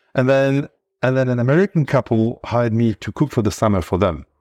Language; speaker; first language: English; non-native, fluent; French